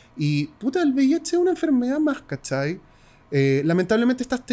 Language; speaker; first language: Spanish; native; Spanish